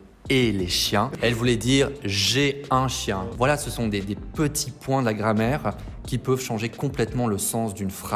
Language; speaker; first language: French; native; French